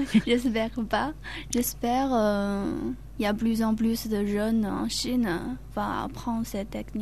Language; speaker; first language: French; non-native, learner; Chinese